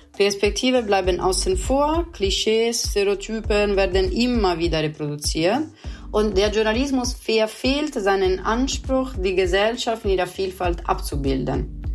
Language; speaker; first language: German; non-native, fluent; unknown